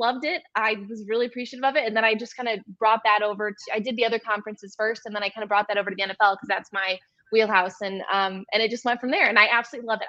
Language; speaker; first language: English; native; English